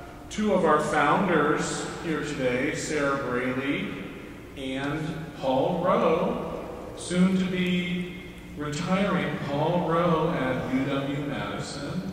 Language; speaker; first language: English; native; English